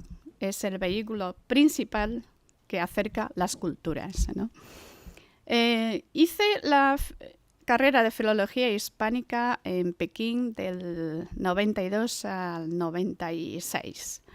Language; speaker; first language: Spanish; non-native, fluent; Chinese